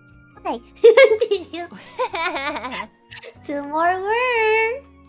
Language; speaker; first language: English; non-native, fluent; Indonesian